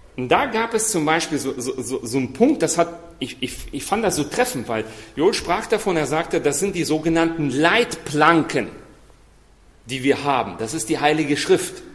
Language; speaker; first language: German; non-native, fluent; Russian